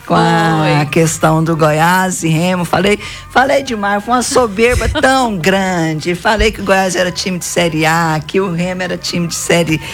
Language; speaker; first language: Portuguese; native; Portuguese